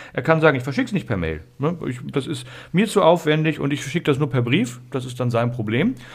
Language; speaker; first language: German; native; German